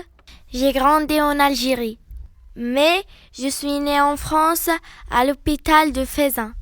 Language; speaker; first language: French; non-native, learner; Arabic